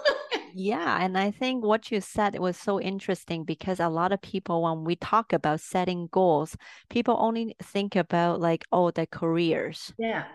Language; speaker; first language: English; early bilingual, other home language; Cantonese